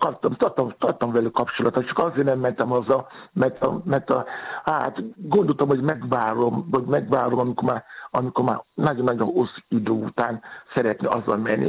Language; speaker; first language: Hungarian; non-native, fluent; Yoruba